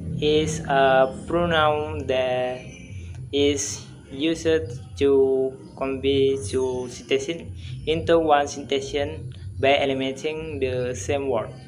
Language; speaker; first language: English; non-native, learner; Indonesian